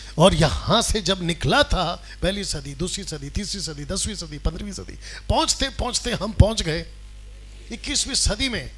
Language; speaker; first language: Hindi; non-native, local second language; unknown